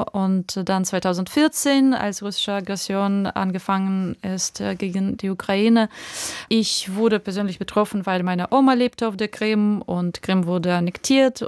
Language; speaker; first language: German; non-native, fluent; Russian